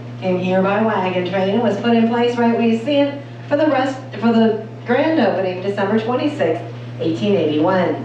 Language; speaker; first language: English; native; English